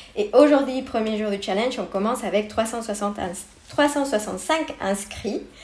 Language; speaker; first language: French; non-native, fluent; Spanish